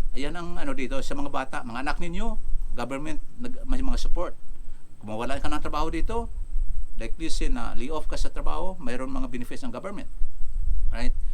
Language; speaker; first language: Filipino; native; Filipino